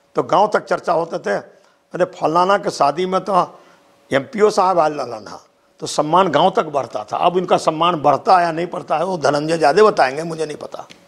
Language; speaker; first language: Hindi; native; Hindi